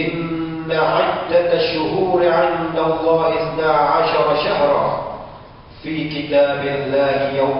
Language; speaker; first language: Malay; native; Malay